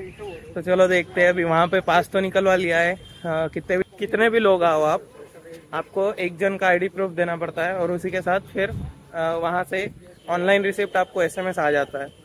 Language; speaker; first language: Hindi; native; Hindi